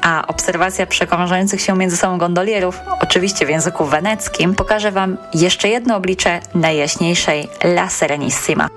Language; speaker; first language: Polish; native; Polish